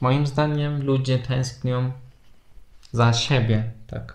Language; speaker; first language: Polish; non-native, fluent; Turkish